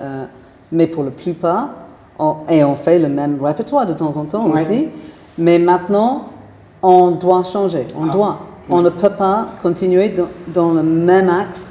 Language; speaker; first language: French; non-native, fluent; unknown